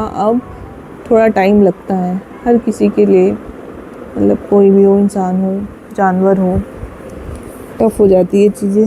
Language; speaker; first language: Hindi; native; Hindi